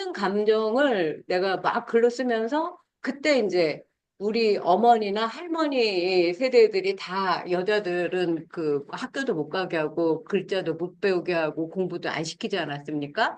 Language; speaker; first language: Korean; native; Korean